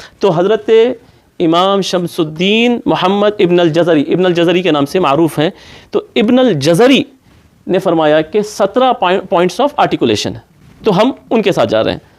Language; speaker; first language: Urdu; native; Urdu